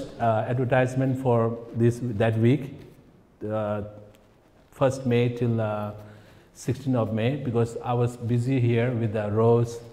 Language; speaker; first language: English; non-native, fluent; Tibetan